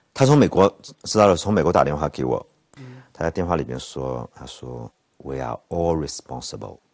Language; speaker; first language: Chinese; native; Chinese